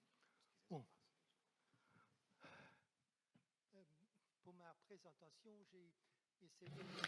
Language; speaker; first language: French; non-native, fluent; Portuguese